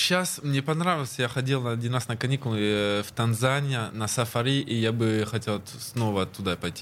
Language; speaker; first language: Russian; early bilingual, heritage; Russian